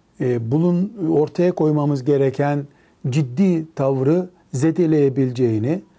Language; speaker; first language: Turkish; native; Turkish